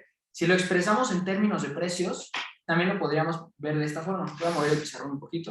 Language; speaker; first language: Spanish; native; Spanish